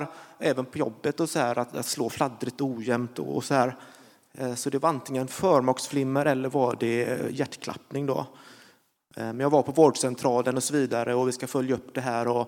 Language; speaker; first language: Swedish; native; Swedish